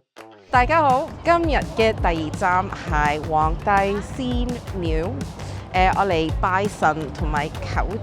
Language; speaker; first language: Cantonese; early bilingual, heritage; Cantonese